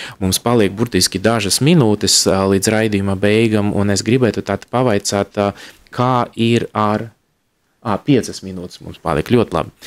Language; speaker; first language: Latvian; non-native, local second language; Russian